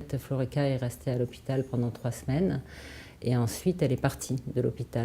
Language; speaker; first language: French; native; French